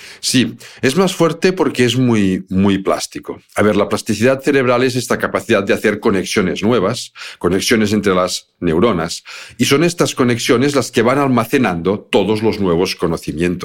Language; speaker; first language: Spanish; native; Spanish